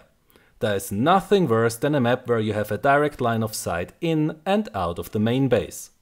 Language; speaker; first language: English; non-native, fluent; German